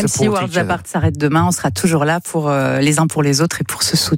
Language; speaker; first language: French; native; French